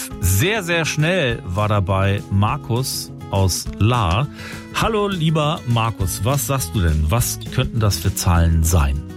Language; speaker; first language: German; native; German